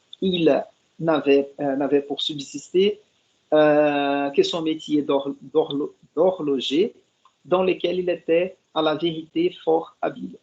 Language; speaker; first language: French; non-native, fluent; Portuguese